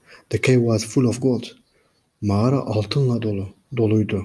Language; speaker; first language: English; non-native, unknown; Turkish